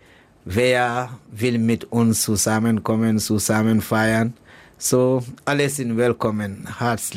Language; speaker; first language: German; non-native, learner; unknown